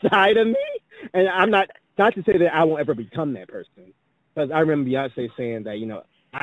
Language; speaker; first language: English; native; English